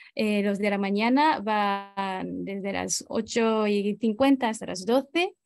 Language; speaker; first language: Spanish; non-native, fluent; Japanese